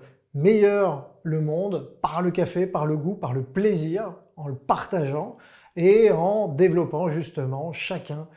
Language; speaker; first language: French; native; French